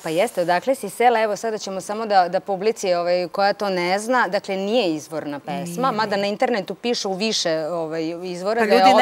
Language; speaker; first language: Serbian; native; Serbian